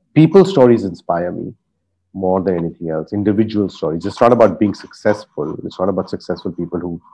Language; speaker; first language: English; non-native, local second language; Hindi